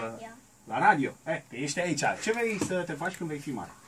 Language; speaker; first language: Romanian; native; Romanian